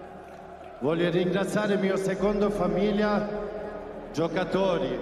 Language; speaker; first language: Italian; non-native, fluent; Swedish